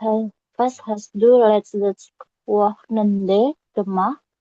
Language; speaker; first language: German; non-native, learner; Indonesian